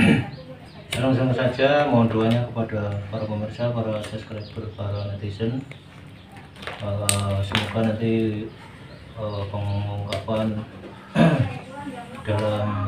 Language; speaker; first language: Indonesian; non-native, local second language; Javanese